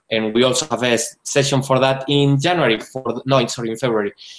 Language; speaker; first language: English; non-native, fluent; Spanish